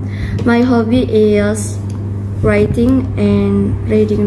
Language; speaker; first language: English; non-native, learner; Indonesian